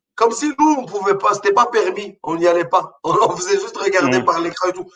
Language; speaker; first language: French; non-native, local second language; Arabic